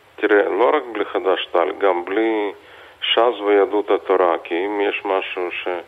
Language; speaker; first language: Hebrew; non-native, fluent; Russian